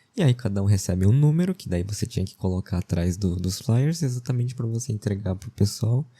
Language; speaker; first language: Portuguese; early bilingual, other home language; Japanese